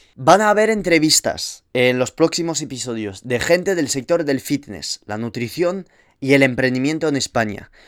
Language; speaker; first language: Spanish; early bilingual, heritage; Spanish